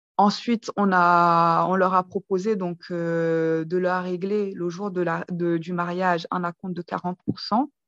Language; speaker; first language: French; early bilingual, other home language; Kinyarwanda